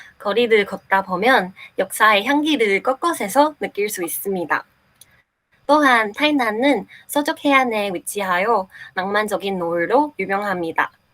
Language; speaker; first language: Korean; non-native, fluent; Chinese